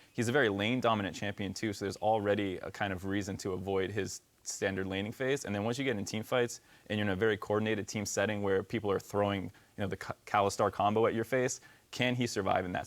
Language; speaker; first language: English; native; English